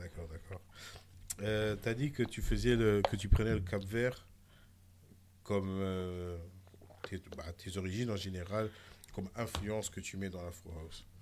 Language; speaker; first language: French; native; French